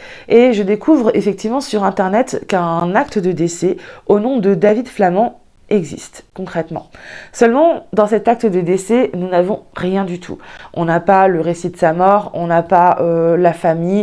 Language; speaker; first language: French; native; French